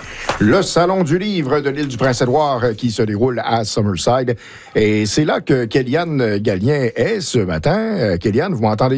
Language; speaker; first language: French; native; French